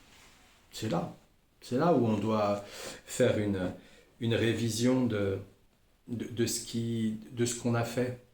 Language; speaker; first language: French; native; French